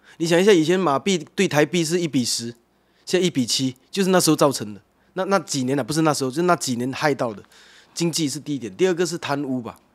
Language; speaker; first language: Chinese; native; Chinese